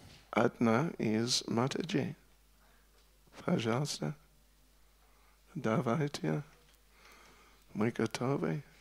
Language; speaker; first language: Russian; non-native, learner; English